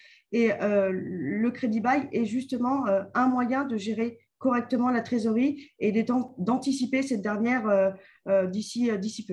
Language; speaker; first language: French; native; French